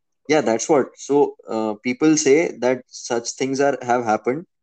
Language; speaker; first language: English; non-native, local second language; Hindi